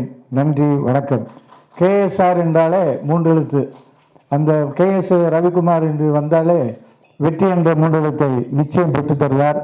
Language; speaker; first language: Tamil; native; Tamil